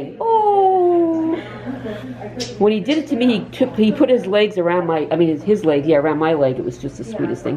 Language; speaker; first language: English; native; English